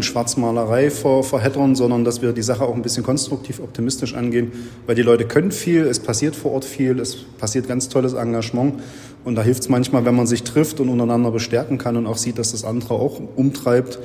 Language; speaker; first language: German; native; German